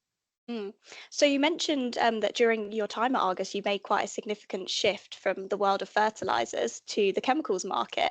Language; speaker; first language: English; native; English